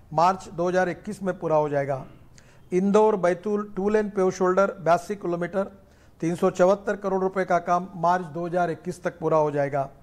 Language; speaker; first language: Hindi; non-native, local second language; Marathi